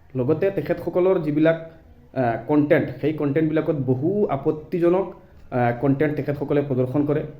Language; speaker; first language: Assamese; non-native, local second language; Bangla